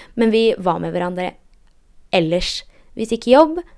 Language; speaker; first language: Norwegian; early bilingual, heritage; Polish